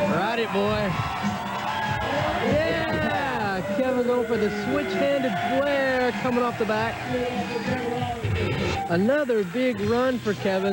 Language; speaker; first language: English; native; English